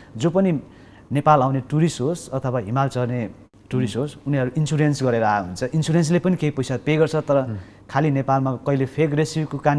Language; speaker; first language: Nepali; non-native, local second language; Sherpa